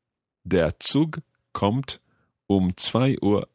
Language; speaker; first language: German; non-native, learner; English